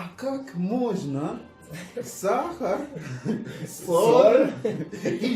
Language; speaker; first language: Russian; non-native, fluent; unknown